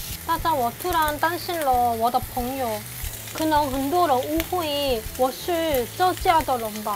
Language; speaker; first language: Chinese; non-native, fluent; Korean